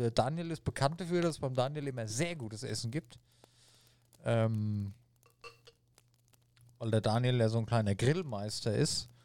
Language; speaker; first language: German; native; German